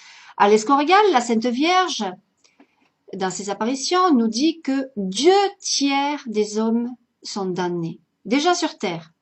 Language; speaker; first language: French; native; French